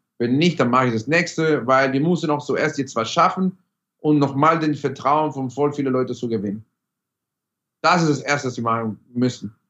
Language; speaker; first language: German; non-native, fluent; Spanish